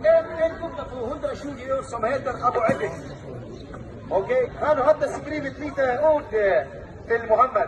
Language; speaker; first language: Swedish; non-native, learner; Tajik